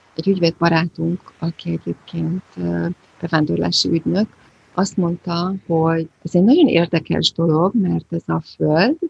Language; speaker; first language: Hungarian; native; Hungarian